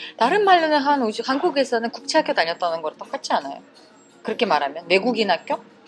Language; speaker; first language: Korean; non-native, fluent; Russian